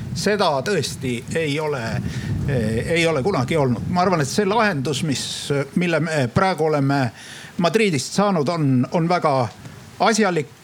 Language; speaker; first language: Estonian; native; Estonian